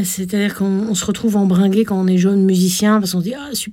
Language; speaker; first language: French; native; French